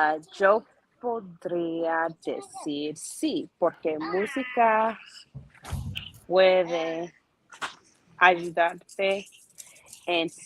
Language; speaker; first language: Spanish; non-native, learner; English